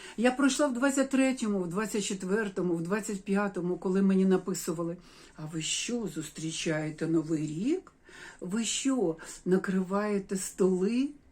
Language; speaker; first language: Ukrainian; non-native, local second language; Russian